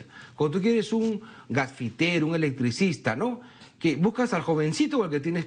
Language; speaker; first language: Spanish; native; Spanish